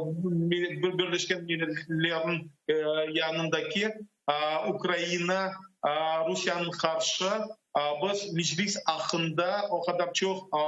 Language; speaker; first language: Turkish; non-native, learner; Crimean Tatar